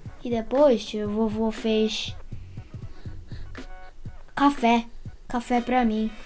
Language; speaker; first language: Portuguese; early bilingual, heritage; Portuguese